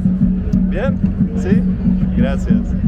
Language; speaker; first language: Spanish; non-native, learner; Dutch